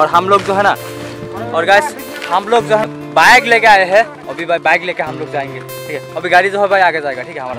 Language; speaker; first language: Hindi; non-native, local second language; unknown